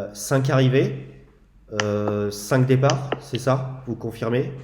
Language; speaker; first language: French; native; French